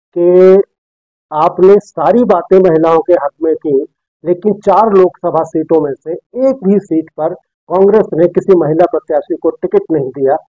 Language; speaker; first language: Hindi; native; Hindi